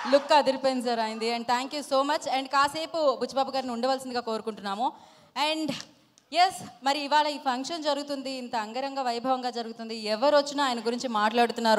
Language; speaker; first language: Telugu; native; Telugu